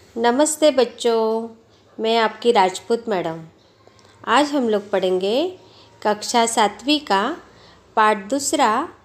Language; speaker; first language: Hindi; non-native, local second language; Marathi